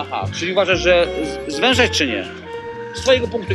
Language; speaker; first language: Polish; native; Polish